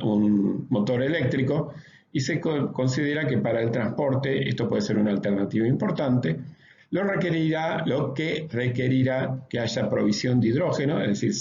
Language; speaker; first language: Spanish; native; Spanish